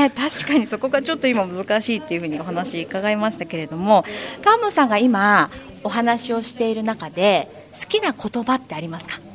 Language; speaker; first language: Japanese; native; Japanese